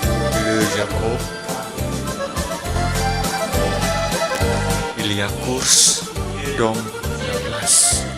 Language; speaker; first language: French; non-native, learner; Indonesian